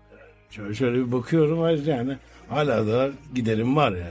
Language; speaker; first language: Turkish; native; Turkish